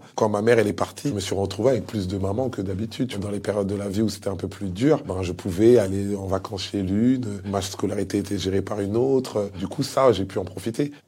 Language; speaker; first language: French; early bilingual, other home language; Lingala